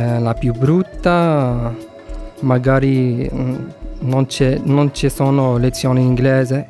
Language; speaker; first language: Italian; non-native, fluent; Arabic